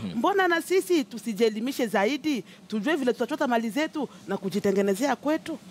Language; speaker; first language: Swahili; native; Swahili